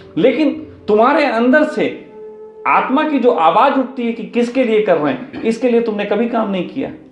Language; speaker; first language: Hindi; native; Hindi